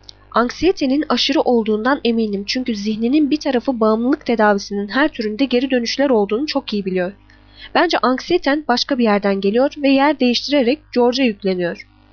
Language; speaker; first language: Turkish; native; Turkish